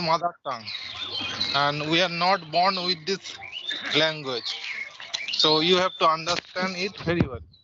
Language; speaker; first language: English; non-native, local second language; Santali